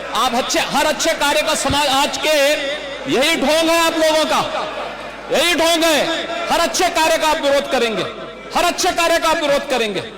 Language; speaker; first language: Hindi; native; Hindi